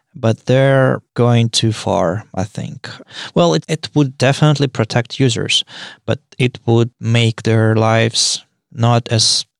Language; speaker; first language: English; non-native, fluent; Russian